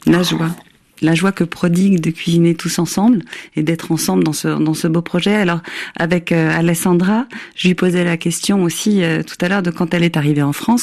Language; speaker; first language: French; native; French